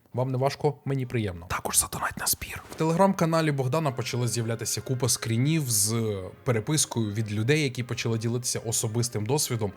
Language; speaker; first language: Ukrainian; native; Ukrainian